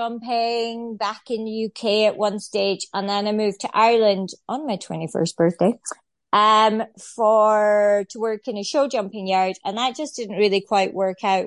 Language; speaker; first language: English; native; English